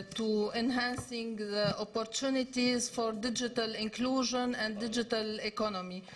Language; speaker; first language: English; non-native, fluent; Arabic